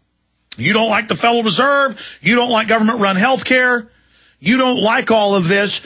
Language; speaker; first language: English; native; English